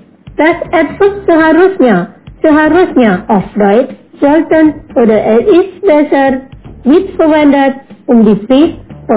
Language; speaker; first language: German; non-native, fluent; Indonesian